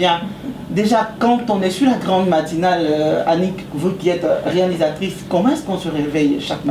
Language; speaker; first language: French; native; French